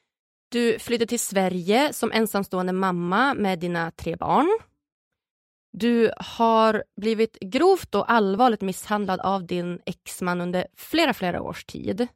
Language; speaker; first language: Swedish; native; Swedish